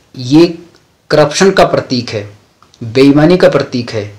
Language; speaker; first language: Hindi; native; Hindi